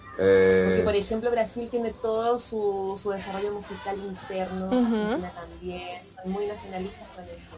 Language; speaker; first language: Spanish; native; Spanish